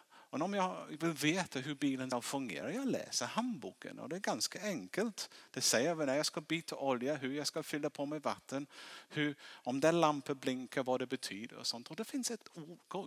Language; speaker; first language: Swedish; non-native, fluent; English